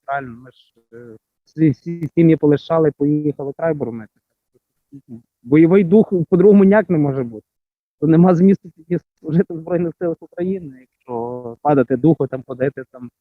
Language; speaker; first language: Ukrainian; native; Ukrainian